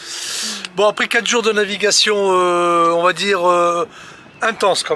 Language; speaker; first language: French; native; French